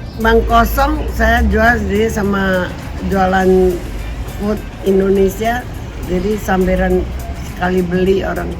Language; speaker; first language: Indonesian; non-native, local second language; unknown